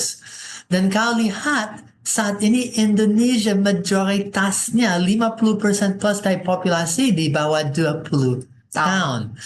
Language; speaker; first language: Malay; non-native, fluent; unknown